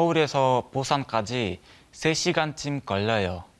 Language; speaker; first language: Korean; non-native, learner; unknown